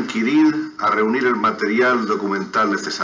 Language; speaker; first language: Spanish; native; Spanish